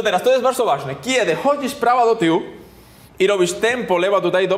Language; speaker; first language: Polish; non-native, learner; Spanish